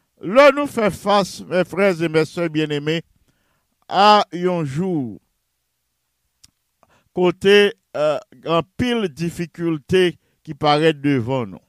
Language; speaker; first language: French; non-native, local second language; Haitian Creole